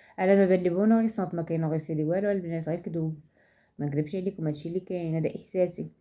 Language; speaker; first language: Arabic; native; Arabic